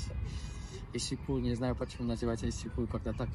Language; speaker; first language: Russian; non-native, learner; Spanish